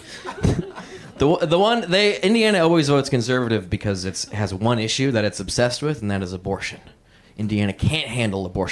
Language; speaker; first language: English; native; English